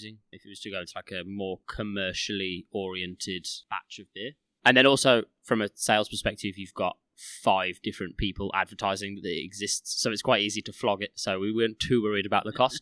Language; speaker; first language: English; native; English